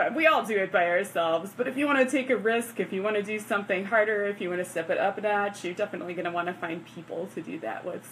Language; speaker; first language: English; native; English